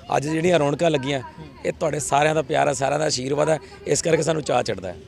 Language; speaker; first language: Punjabi; native; Punjabi